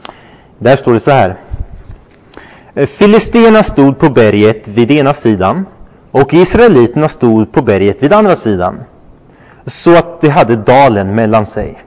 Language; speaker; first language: Swedish; non-native, fluent; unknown